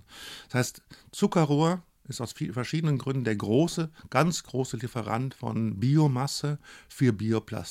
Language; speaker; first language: German; native; German